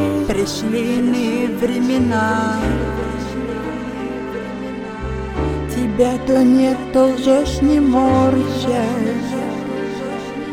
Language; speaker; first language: Russian; native; Russian